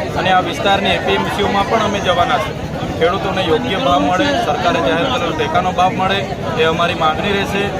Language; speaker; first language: Gujarati; native; Gujarati